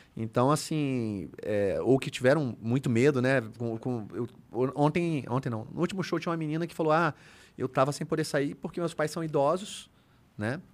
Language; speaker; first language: Portuguese; native; Portuguese